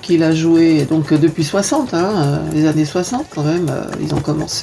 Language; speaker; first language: French; native; French